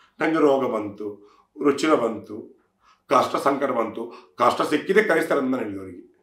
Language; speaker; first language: Kannada; non-native, local second language; Tulu